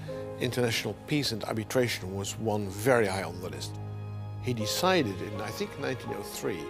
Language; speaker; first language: English; non-native, fluent; Dutch